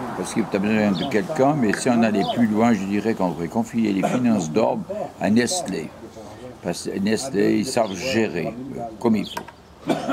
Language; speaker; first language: French; native; French